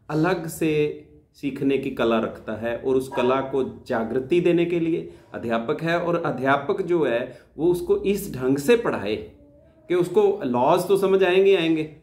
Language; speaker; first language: Hindi; non-native, local second language; Punjabi